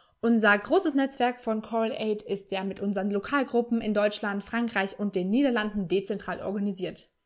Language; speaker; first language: German; native; German